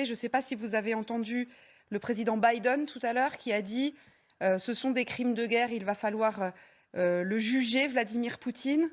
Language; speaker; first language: French; native; French